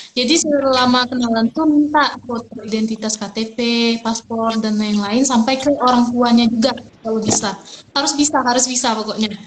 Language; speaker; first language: Indonesian; native; Indonesian